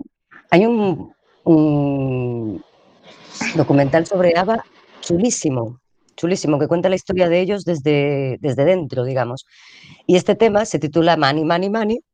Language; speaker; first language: Spanish; native; Spanish